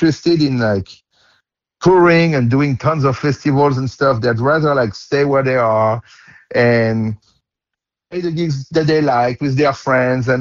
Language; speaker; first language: English; non-native, fluent; French